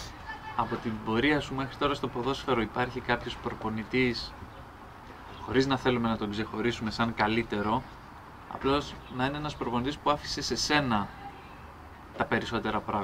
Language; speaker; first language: Greek; native; Greek